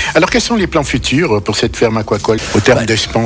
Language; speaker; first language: French; native; French